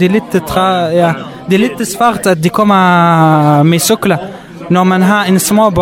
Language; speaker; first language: Danish; non-native, learner; Arabic